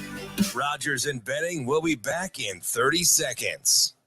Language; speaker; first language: English; native; English